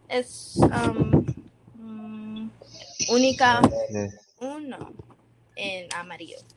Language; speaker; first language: Spanish; non-native, learner; English